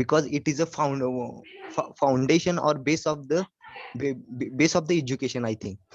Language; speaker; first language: English; non-native, learner; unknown